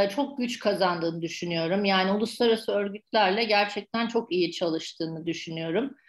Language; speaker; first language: Turkish; native; Turkish